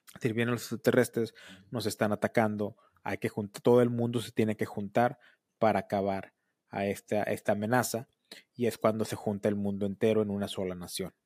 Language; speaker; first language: Spanish; early bilingual, heritage; Spanish